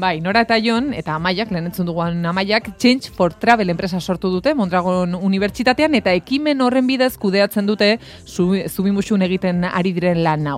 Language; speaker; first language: Basque; native; Basque